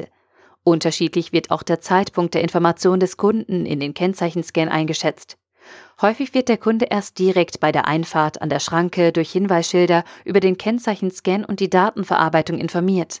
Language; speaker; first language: German; native; German